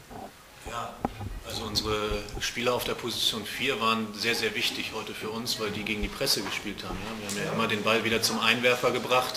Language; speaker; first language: German; native; German